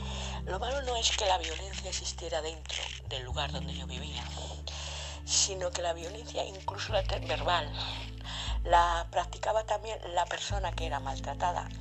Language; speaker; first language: Spanish; native; Spanish